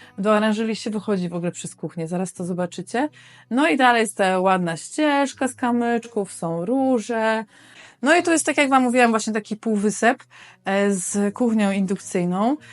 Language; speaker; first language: Polish; native; Polish